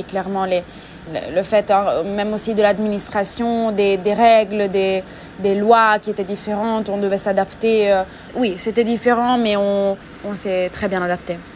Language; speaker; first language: French; non-native, fluent; Italian